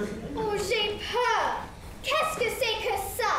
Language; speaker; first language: French; non-native, learner; English